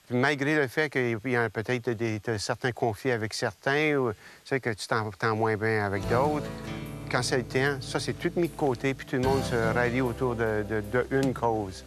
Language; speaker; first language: French; native; French